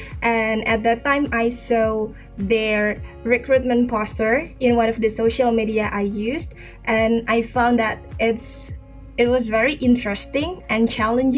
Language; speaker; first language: English; non-native, fluent; Indonesian